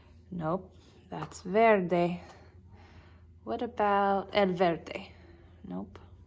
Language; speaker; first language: English; native; English